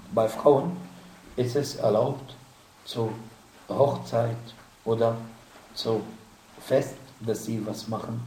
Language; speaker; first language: German; non-native, fluent; Arabic